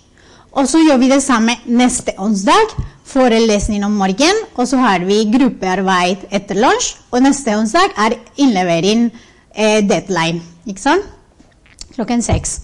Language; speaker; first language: Norwegian; non-native, fluent; Spanish